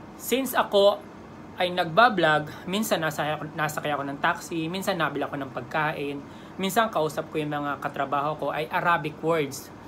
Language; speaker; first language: Filipino; native; Filipino